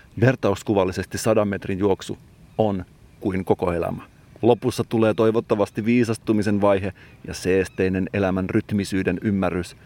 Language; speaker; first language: Finnish; native; Finnish